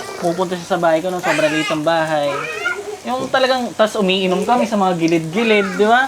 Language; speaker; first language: Filipino; native; Filipino